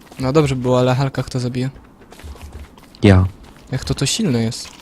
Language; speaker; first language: Polish; native; Polish